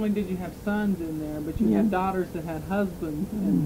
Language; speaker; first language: English; native; English